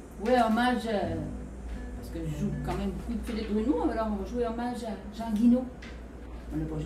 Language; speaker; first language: French; native; French